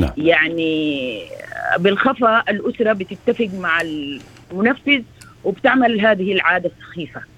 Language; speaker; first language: Arabic; native; Arabic